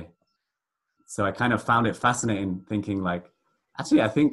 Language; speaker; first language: English; native; English